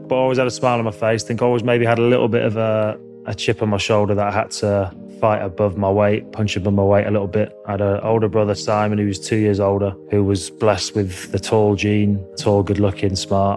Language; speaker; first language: English; native; English